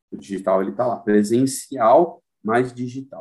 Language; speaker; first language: Portuguese; native; Portuguese